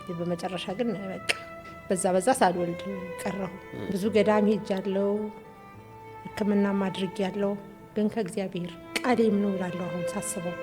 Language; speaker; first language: Amharic; native; Amharic